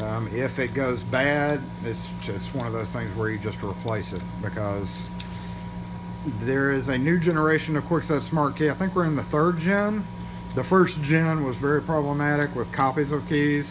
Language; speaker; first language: English; native; English